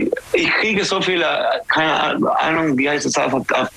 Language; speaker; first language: German; non-native, fluent; English